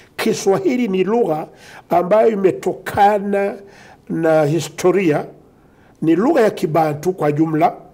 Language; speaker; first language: Swahili; non-native, local second language; Kinyarwanda